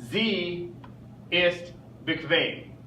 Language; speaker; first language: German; non-native, fluent; English